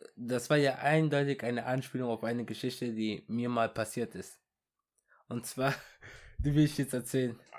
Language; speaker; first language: German; early bilingual, other home language; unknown